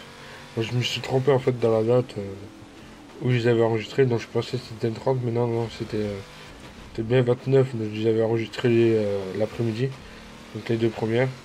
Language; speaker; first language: French; native; French